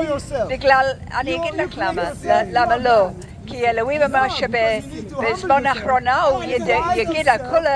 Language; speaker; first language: Hebrew; non-native, learner; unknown